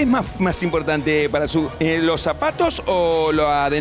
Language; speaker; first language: Spanish; native; Spanish